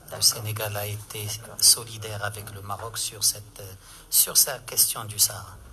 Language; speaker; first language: French; non-native, local second language; Arabic